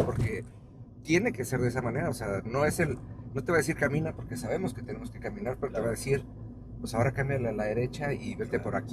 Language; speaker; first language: Spanish; native; Spanish